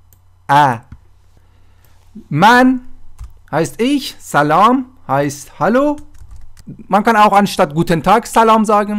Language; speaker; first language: German; non-native, fluent; Persian